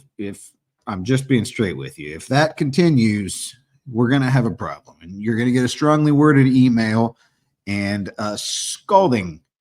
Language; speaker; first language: English; native; English